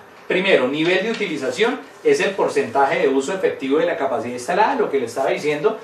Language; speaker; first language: Spanish; native; Spanish